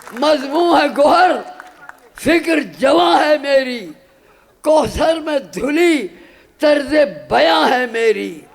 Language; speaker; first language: Urdu; native; Urdu